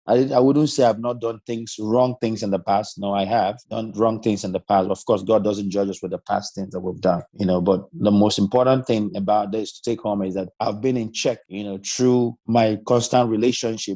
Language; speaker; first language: English; non-native, local second language; Igbo